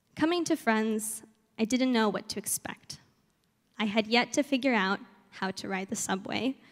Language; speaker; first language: English; early bilingual, other home language; Spanish